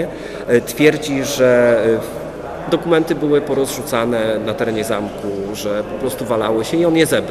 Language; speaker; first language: Polish; native; Polish